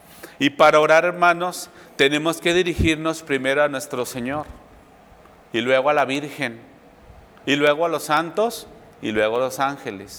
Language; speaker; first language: Spanish; native; Spanish